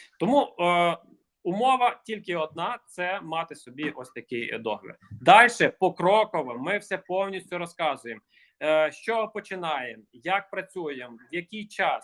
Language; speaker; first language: Ukrainian; native; Ukrainian